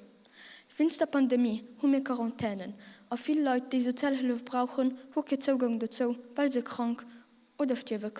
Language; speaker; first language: German; non-native, learner; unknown